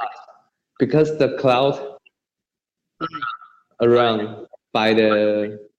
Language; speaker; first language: English; non-native, learner; Chinese